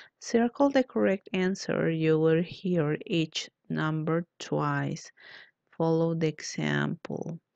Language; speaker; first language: English; non-native, fluent; Spanish